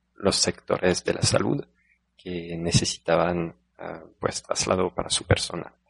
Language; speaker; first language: Spanish; non-native, fluent; French